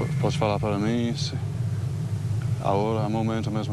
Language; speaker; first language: Portuguese; non-native, learner; English